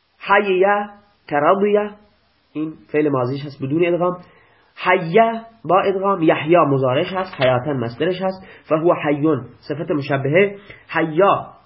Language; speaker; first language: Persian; non-native, local second language; Baluchi